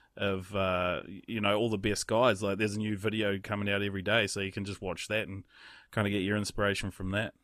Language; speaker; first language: English; native; English